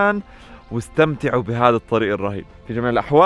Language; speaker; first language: Arabic; native; Arabic